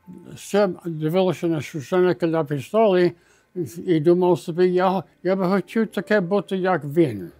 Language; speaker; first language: Ukrainian; early bilingual, heritage; Ukrainian